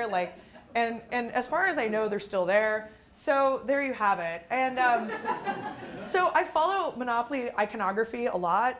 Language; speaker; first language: English; native; English